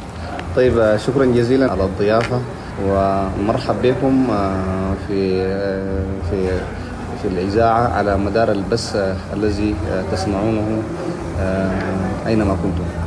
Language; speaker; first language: Arabic; native; Arabic